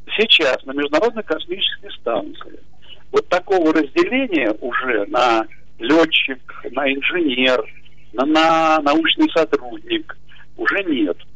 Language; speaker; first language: Russian; native; Russian